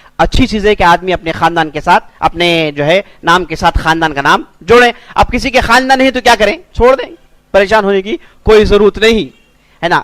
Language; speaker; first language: Urdu; native; Urdu